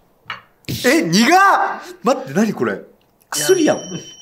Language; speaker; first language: Japanese; native; Japanese